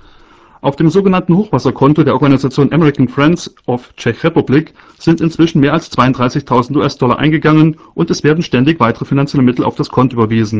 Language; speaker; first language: German; native; German